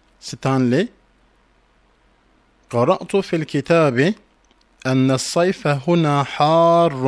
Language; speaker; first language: Arabic; non-native, fluent; Turkish